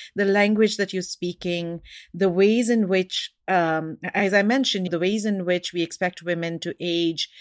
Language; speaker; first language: English; non-native, local second language; Hindi